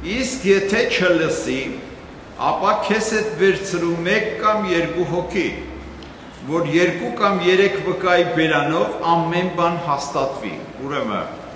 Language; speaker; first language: Armenian; native; Armenian